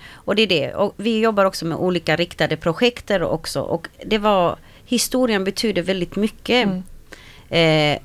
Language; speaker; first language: Swedish; early bilingual, other home language; Romany